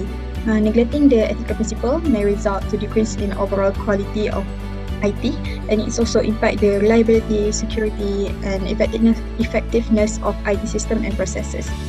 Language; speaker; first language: English; non-native, local second language; Malay